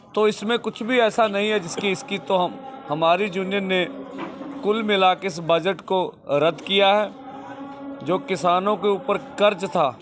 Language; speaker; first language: Hindi; non-native, local second language; Punjabi